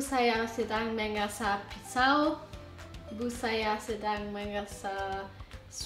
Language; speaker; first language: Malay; non-native, learner; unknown